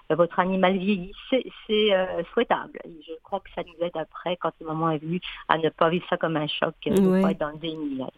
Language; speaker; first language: French; native; French